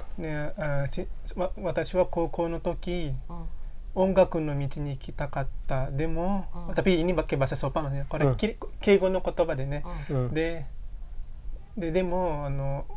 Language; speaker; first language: Japanese; non-native, learner; Indonesian